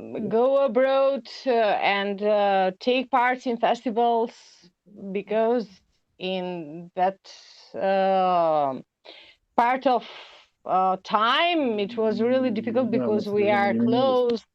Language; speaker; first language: English; non-native, learner; Albanian